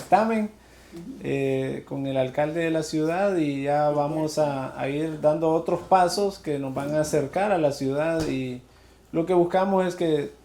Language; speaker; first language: Spanish; native; Spanish